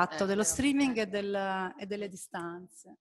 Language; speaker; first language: Italian; native; Italian